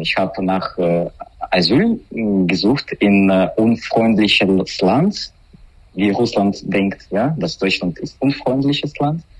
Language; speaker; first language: German; non-native, learner; Russian